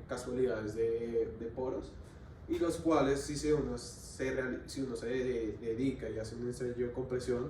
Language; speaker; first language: Spanish; native; Spanish